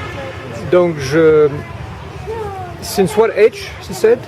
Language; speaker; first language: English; non-native, fluent; French